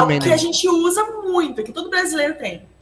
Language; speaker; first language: Portuguese; native; Portuguese